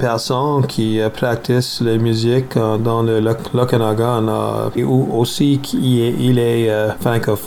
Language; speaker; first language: French; non-native, learner; English